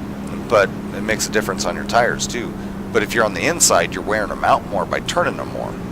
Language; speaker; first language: English; native; English